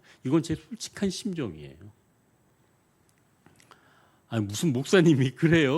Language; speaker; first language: Korean; native; Korean